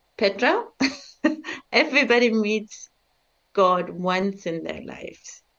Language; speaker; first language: English; early bilingual, other home language; German